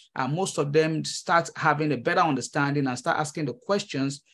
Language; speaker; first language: English; non-native, local second language; Yoruba